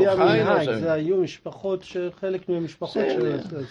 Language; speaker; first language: Hebrew; non-native, learner; English